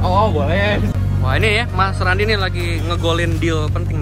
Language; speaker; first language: Indonesian; native; Indonesian